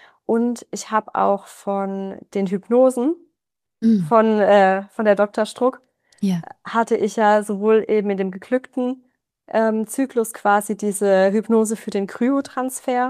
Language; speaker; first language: German; native; German